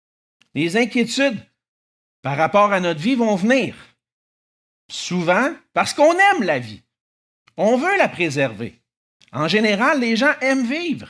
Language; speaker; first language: French; native; French